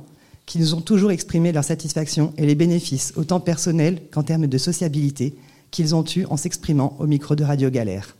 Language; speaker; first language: French; native; French